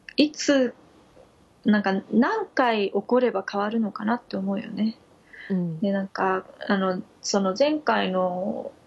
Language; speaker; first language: Japanese; native; Japanese